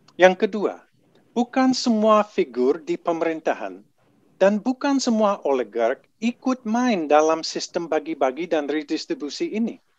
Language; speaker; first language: Indonesian; non-native, fluent; English